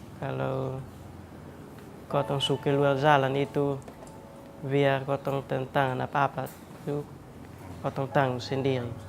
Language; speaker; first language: Indonesian; non-native, local second language; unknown